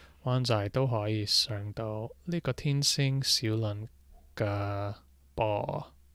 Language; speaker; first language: Cantonese; non-native, learner; English